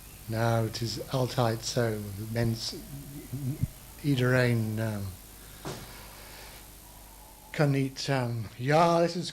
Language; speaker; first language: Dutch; non-native, learner; English